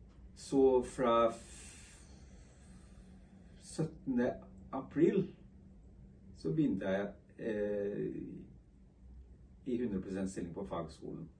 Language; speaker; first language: Norwegian; non-native, fluent; English